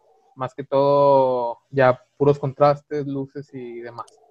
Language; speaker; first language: Spanish; native; Spanish